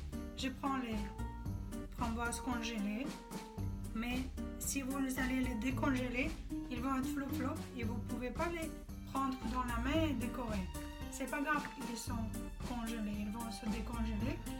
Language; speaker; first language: French; non-native, fluent; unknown